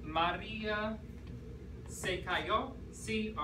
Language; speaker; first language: Spanish; non-native, fluent; English